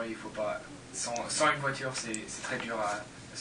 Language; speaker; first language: French; non-native, learner; English